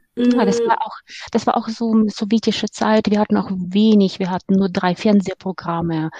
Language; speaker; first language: German; non-native, fluent; Ukrainian